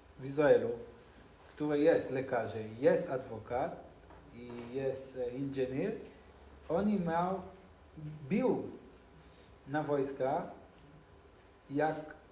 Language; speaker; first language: Polish; non-native, learner; Hebrew